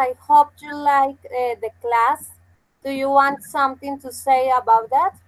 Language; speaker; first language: English; non-native, fluent; Spanish